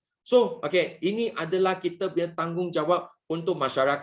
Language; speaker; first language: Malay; non-native, local second language; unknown